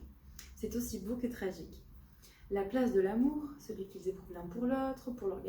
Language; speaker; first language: French; native; French